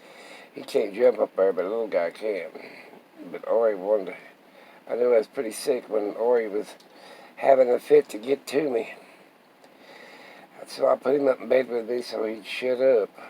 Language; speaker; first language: English; native; English